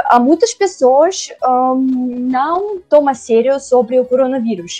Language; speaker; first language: Portuguese; non-native, learner; Russian